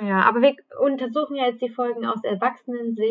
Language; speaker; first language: German; native; German